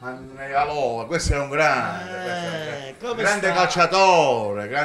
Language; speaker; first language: Italian; native; Italian